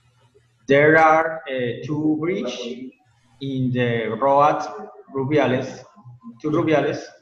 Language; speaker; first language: English; non-native, learner; Spanish